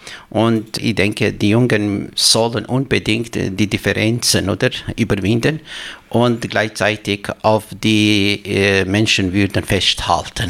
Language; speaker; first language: German; non-native, fluent; Albanian